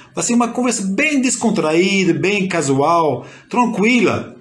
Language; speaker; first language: Portuguese; non-native, fluent; French